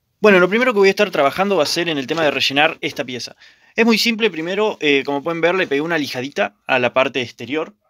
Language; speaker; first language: Spanish; native; Spanish